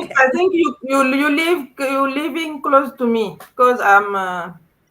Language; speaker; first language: English; non-native, learner; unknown